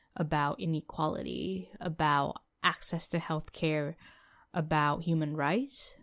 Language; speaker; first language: English; non-native, fluent; Vietnamese